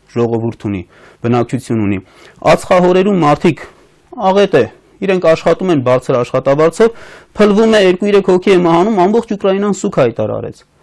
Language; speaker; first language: Armenian; native; Armenian